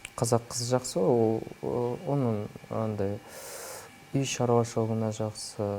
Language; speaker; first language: Kazakh; non-native, local second language; Russian